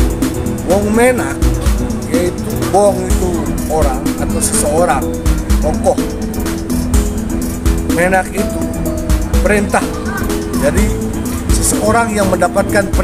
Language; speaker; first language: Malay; non-native, local second language; Sasak